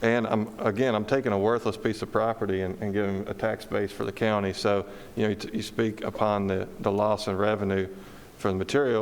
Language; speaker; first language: English; native; English